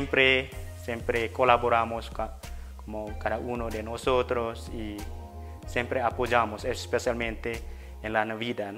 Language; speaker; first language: Spanish; non-native, fluent; Indonesian